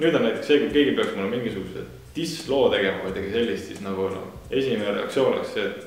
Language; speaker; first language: Estonian; native; Estonian